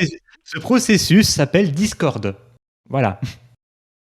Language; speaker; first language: French; native; French